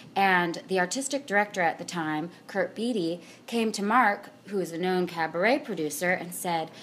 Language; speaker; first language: English; native; English